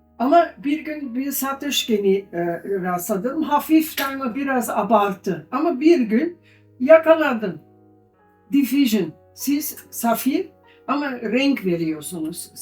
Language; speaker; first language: Turkish; non-native, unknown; German